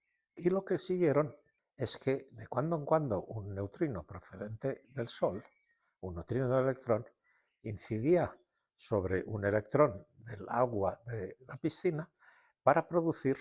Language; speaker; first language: Spanish; native; Spanish